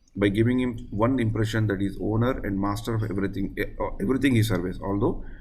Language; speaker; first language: English; non-native, local second language; Telugu